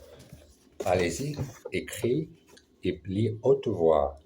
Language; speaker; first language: French; non-native, learner; German